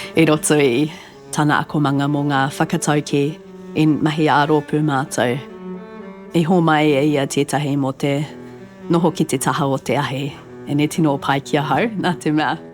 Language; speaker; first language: Māori; non-native, local second language; English